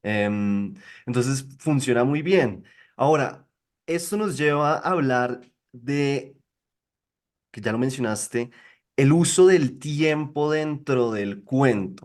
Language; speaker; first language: Spanish; native; Spanish